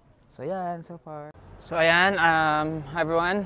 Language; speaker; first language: English; non-native, local second language; Cebuano